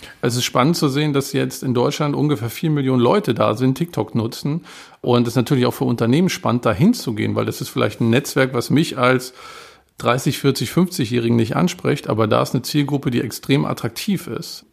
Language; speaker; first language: German; native; German